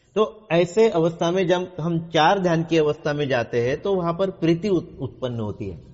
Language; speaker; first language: Hindi; non-native, local second language; Marathi